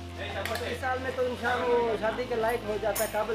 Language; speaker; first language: Hindi; native; Hindi